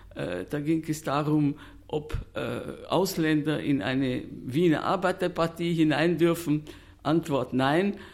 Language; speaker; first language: German; native; German